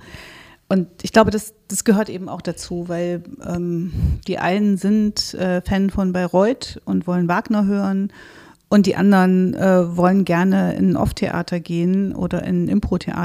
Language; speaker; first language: German; native; German